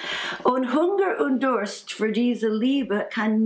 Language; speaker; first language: German; non-native, fluent; English